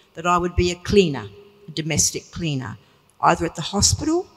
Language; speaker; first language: English; native; English